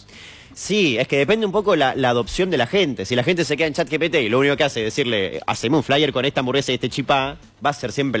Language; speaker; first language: Spanish; native; Spanish